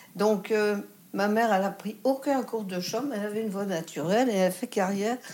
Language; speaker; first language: French; native; French